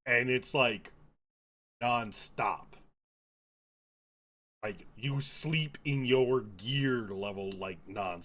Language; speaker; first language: English; native; English